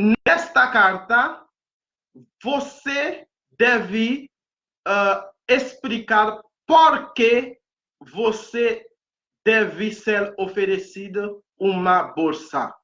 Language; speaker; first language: Portuguese; non-native, fluent; Haitian Creole